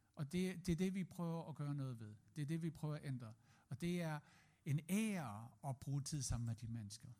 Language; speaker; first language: Danish; native; Danish